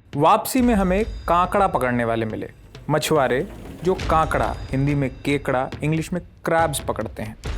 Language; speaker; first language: Hindi; native; Hindi